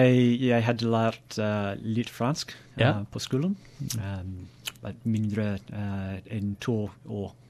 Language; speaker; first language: Norwegian; non-native, learner; English